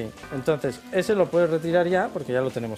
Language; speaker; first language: Spanish; native; Spanish